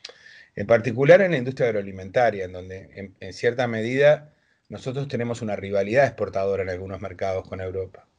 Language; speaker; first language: Spanish; native; Spanish